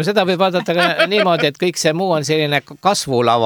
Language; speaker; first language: Estonian; native; Estonian